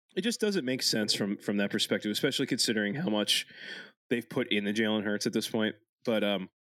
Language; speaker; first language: English; early bilingual, other home language; Italian